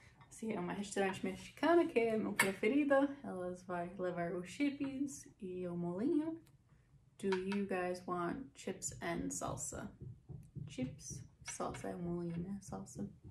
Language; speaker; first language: Portuguese; non-native, fluent; English